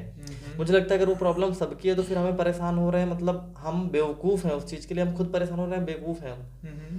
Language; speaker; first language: Hindi; native; Hindi